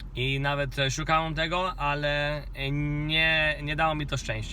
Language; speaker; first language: Polish; non-native, fluent; Kinyarwanda